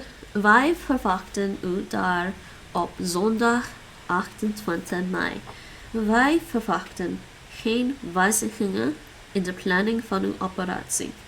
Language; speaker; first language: Dutch; non-native, learner; English